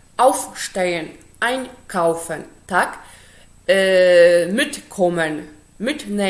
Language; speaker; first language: German; non-native, fluent; Polish